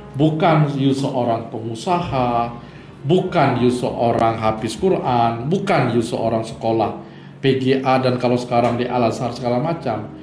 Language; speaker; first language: Indonesian; native; Indonesian